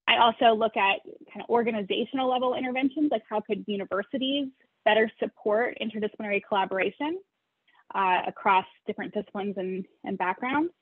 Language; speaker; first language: English; native; English